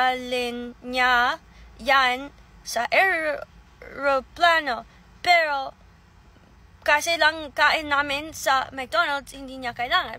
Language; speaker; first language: Filipino; early bilingual, heritage; English